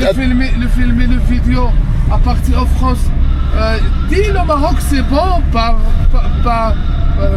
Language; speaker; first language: French; non-native, learner; Arabic